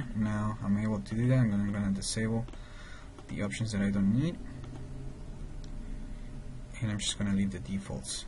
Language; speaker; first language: English; non-native, fluent; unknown